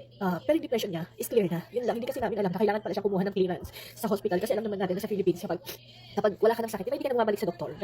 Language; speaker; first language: Filipino; native; Filipino